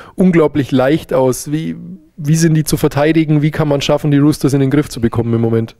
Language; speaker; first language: German; native; German